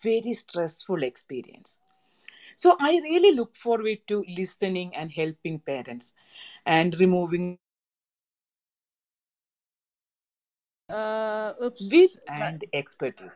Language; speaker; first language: English; non-native, local second language; Malayalam